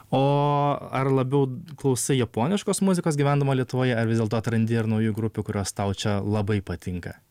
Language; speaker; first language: Lithuanian; native; Lithuanian